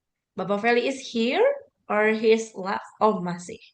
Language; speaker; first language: English; non-native, learner; Indonesian